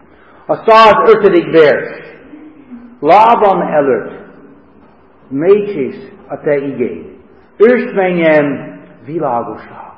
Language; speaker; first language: Hungarian; non-native, learner; English